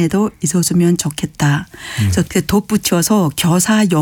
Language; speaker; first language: Korean; native; Korean